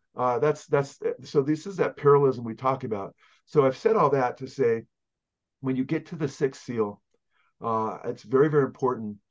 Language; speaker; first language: English; native; English